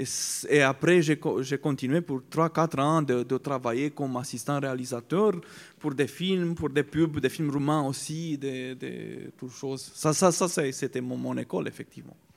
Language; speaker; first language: French; non-native, fluent; Romanian